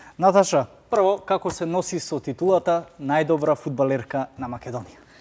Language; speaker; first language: Macedonian; native; Macedonian